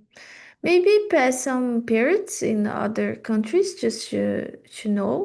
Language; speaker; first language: English; non-native, learner; Portuguese